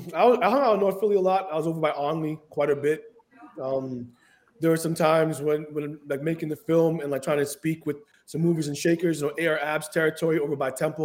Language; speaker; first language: English; early bilingual, other home language; Haitian Creole